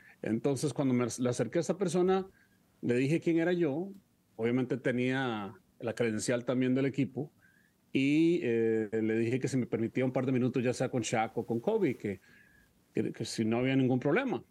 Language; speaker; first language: Spanish; early bilingual, heritage; Spanish